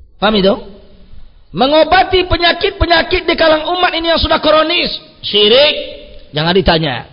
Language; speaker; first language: Indonesian; non-native, local second language; Minangkabau